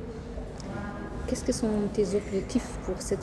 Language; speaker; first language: French; non-native, fluent; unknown